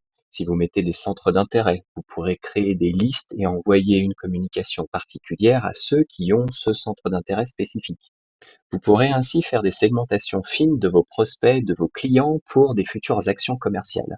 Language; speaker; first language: French; native; French